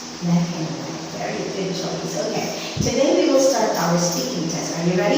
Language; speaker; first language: English; non-native, fluent; Vietnamese